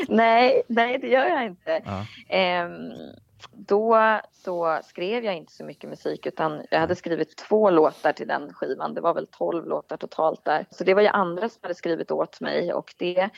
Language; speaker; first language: Swedish; native; Swedish